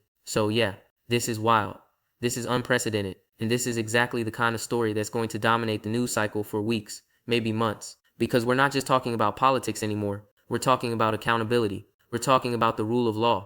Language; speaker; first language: English; native; English